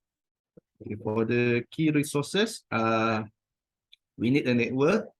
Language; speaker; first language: English; non-native, fluent; Malay